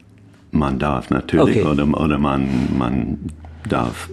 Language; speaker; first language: German; non-native, learner; English